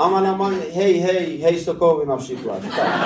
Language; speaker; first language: Polish; non-native, learner; Persian